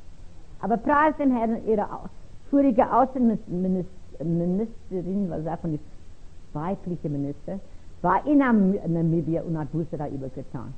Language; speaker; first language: German; non-native, fluent; Afrikaans